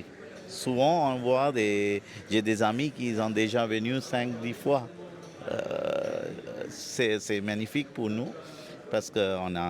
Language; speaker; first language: French; non-native, fluent; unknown